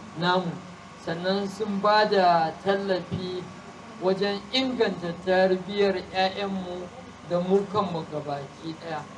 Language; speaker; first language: Hausa; native; Hausa